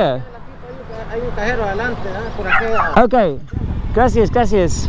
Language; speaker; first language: Spanish; non-native, learner; English